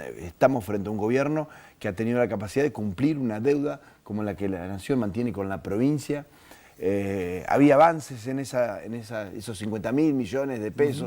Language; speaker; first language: Spanish; native; Spanish